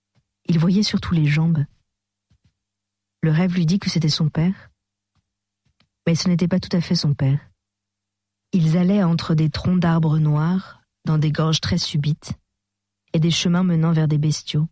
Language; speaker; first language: French; native; French